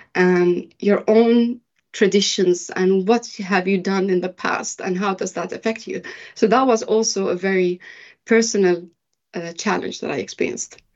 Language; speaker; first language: English; early bilingual, other home language; Arabic